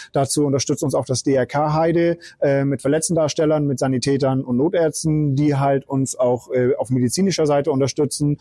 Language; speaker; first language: German; native; German